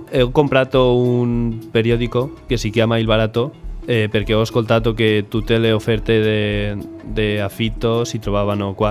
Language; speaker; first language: Italian; non-native, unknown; Spanish